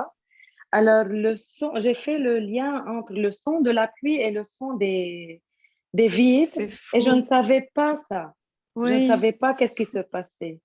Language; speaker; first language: French; non-native, local second language; Arabic